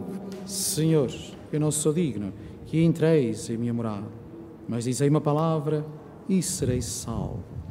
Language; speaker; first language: Portuguese; native; Portuguese